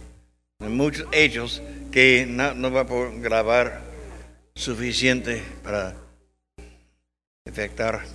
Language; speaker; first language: Spanish; non-native, learner; English